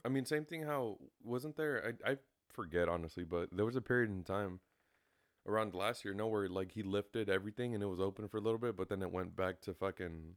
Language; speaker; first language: English; early bilingual, other home language; Spanish